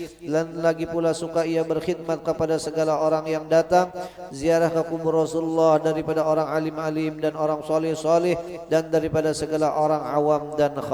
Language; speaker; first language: Indonesian; non-native, local second language; Banjar